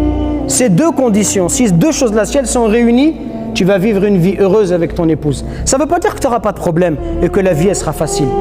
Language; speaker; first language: French; native; French